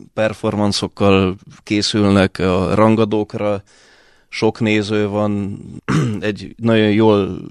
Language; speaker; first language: Hungarian; early bilingual, other home language; Russian